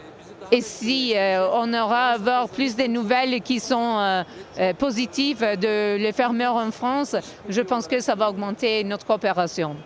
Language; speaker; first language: French; non-native, learner; Turkish